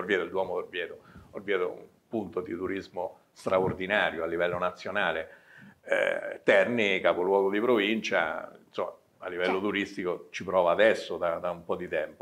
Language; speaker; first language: Italian; native; Italian